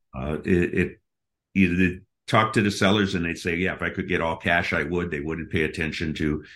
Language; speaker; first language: English; native; English